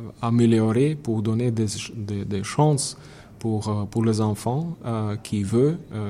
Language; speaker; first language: French; non-native, fluent; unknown